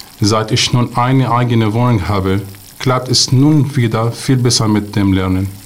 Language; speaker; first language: German; non-native, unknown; Arabic